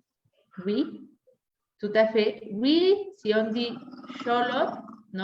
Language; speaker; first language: French; non-native, fluent; Spanish